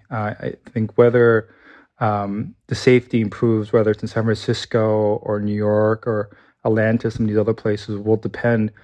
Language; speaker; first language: English; early bilingual, other home language; Chinese